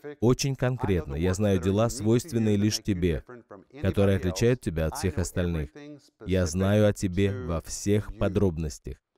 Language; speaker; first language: Russian; non-native, fluent; English